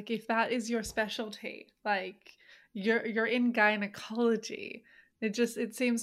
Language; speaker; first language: English; native; English